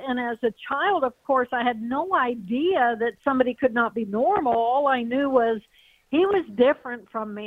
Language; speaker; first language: English; native; English